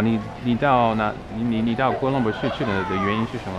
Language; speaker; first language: Chinese; non-native, learner; English